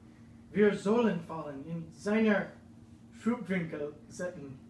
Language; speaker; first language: German; non-native, learner; English